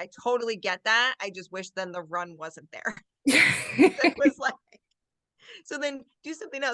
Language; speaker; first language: English; native; English